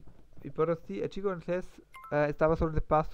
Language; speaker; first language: Spanish; non-native, learner; German